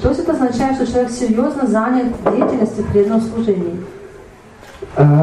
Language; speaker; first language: Russian; native; Russian